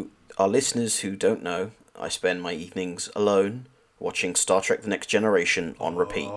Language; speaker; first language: English; native; English